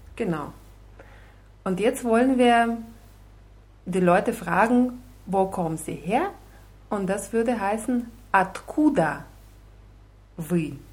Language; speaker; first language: German; non-native, fluent; Russian